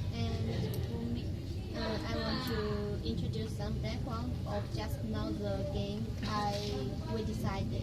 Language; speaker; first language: English; non-native, learner; Chinese